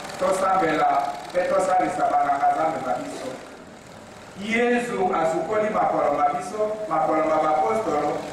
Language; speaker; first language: Lingala; native; Lingala